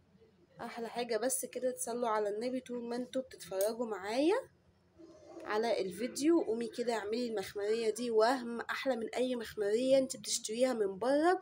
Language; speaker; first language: Arabic; native; Arabic